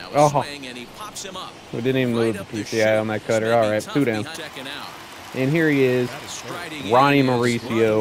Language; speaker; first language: English; native; English